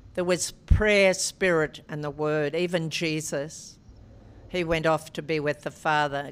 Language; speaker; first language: English; native; English